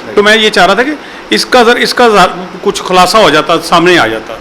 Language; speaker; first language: Urdu; non-native, local second language; Punjabi